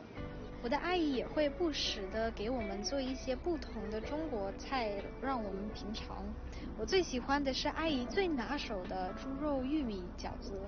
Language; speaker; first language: Chinese; early bilingual, other home language; Russian